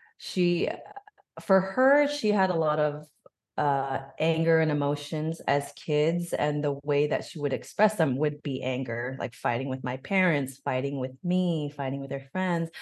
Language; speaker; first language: English; native; English